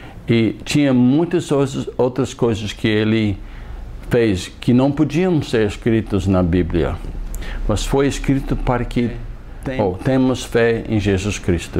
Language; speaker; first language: Portuguese; non-native, fluent; English